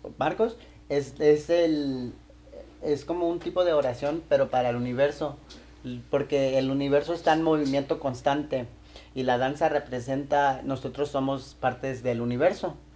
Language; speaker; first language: Spanish; early bilingual, heritage; Spanish